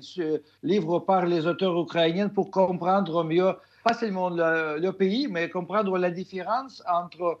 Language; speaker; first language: French; non-native, fluent; Russian